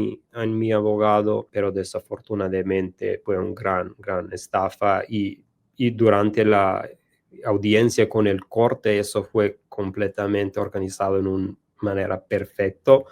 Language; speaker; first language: Spanish; non-native, learner; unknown